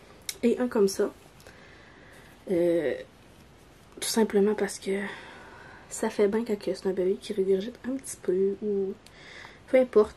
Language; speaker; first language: French; native; French